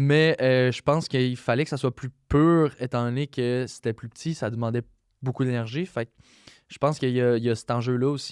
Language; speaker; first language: French; native; French